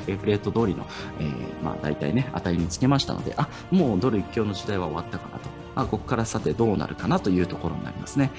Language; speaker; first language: Japanese; native; Japanese